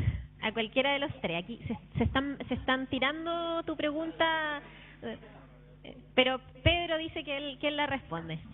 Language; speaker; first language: Spanish; native; Spanish